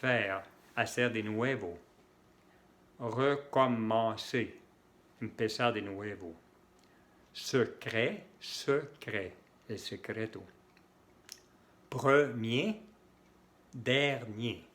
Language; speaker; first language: Spanish; non-native, fluent; French